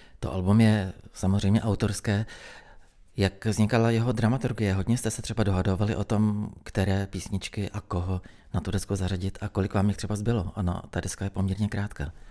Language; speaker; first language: Czech; native; Czech